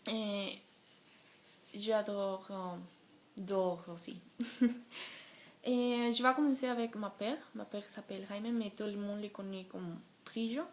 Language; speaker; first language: French; non-native, learner; Spanish